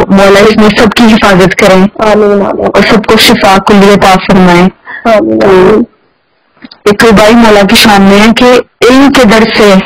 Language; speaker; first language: Urdu; native; Urdu